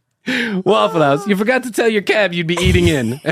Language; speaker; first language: English; native; English